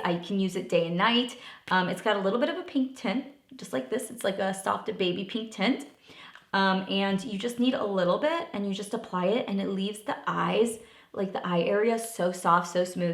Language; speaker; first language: English; native; English